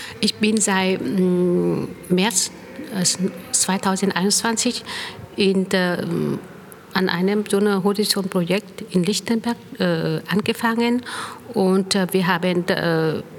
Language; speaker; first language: German; non-native, fluent; Vietnamese